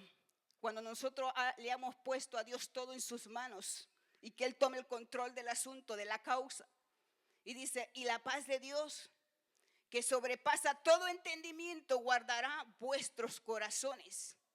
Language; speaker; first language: Spanish; native; Spanish